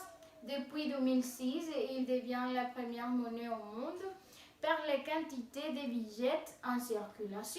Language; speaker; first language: French; non-native, fluent; Spanish